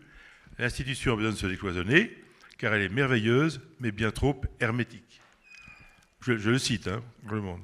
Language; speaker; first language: French; native; French